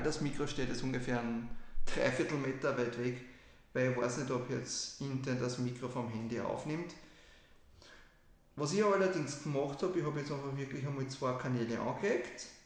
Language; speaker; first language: German; native; German